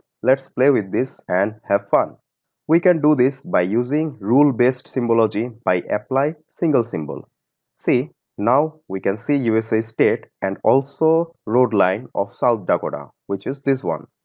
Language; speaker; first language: English; non-native, local second language; Bangla